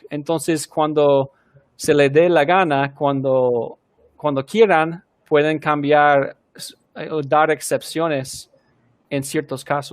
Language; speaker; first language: Spanish; early bilingual, heritage; Spanish